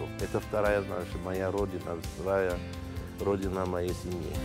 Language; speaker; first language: Russian; non-native, fluent; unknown